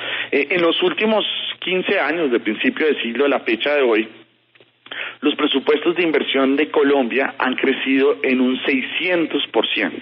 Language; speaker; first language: Spanish; native; Spanish